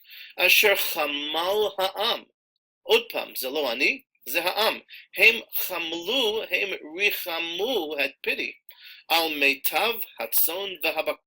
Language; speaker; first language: Hebrew; non-native, fluent; English